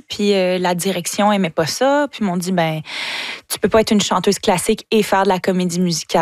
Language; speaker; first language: French; native; French